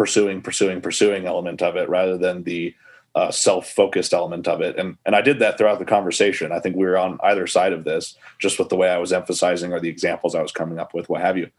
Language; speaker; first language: English; native; English